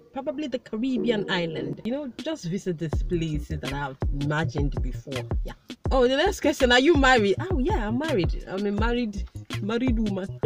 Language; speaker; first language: English; non-native, local second language; Igbo